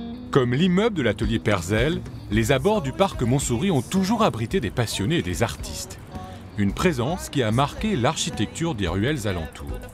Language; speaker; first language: French; native; French